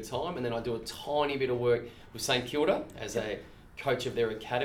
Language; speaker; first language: English; native; English